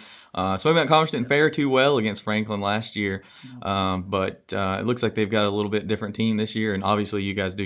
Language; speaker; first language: English; native; English